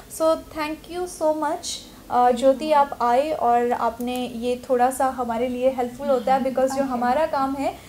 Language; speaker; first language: Hindi; native; Hindi